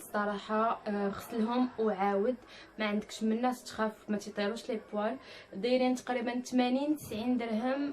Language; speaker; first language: Arabic; native; Arabic